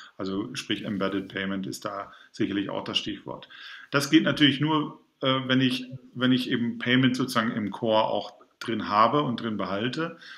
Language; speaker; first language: German; native; German